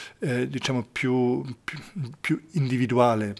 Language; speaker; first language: Italian; non-native, fluent; German